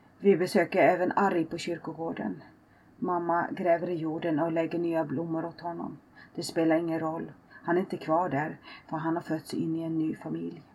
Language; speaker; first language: Swedish; early bilingual, other home language; Finnish